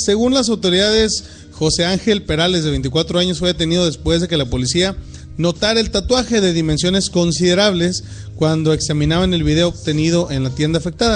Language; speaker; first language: Spanish; native; Spanish